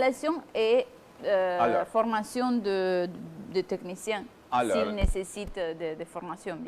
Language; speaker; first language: French; non-native, fluent; Italian